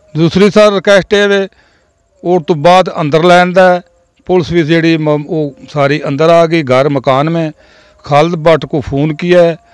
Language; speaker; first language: Punjabi; native; Punjabi